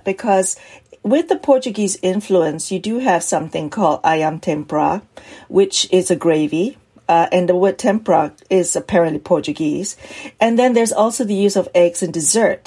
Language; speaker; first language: English; native; English